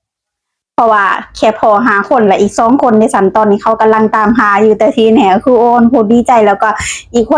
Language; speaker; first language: Thai; non-native, local second language; Lao